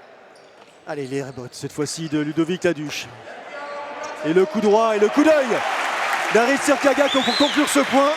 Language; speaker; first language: French; native; French